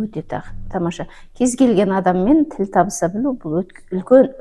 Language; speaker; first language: Kazakh; native; Kazakh